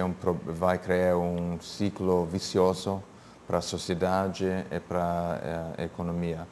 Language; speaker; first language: Portuguese; non-native, fluent; English